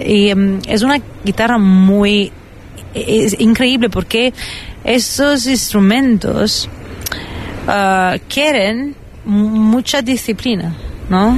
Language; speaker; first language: Spanish; non-native, fluent; Italian